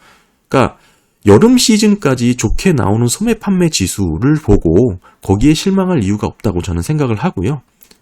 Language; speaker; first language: Korean; native; Korean